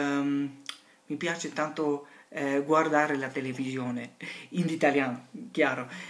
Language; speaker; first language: Italian; non-native, learner; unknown